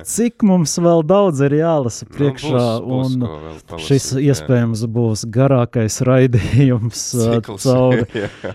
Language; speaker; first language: Latvian; native; Latvian